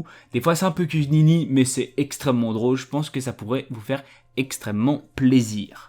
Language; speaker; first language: French; native; French